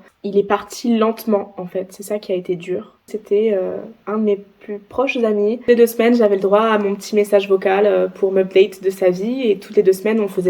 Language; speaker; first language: French; native; French